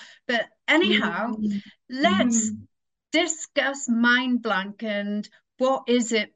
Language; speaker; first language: English; native; English